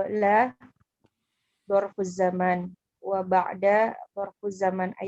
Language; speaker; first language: Arabic; non-native, learner; Indonesian